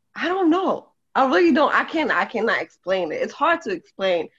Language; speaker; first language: English; early bilingual, other home language; Polish